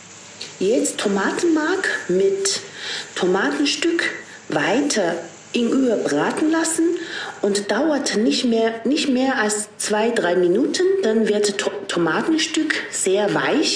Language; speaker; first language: German; non-native, fluent; Chinese